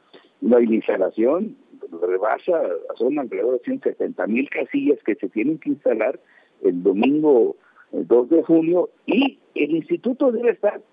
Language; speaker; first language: Spanish; native; Spanish